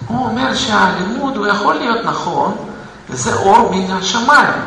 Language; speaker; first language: Hebrew; non-native, fluent; Russian